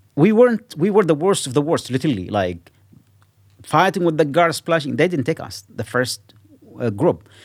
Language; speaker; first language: English; non-native, fluent; Arabic